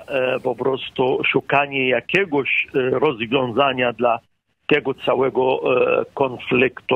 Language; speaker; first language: Polish; non-native, fluent; Arabic